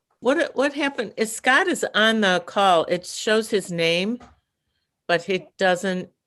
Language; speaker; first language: English; native; English